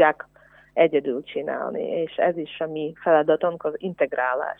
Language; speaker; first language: Hungarian; non-native, fluent; Ukrainian